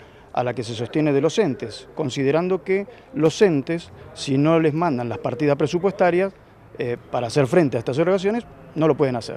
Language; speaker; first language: Spanish; native; Spanish